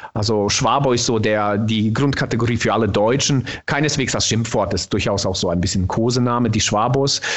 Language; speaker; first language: German; non-native, fluent; Bosnian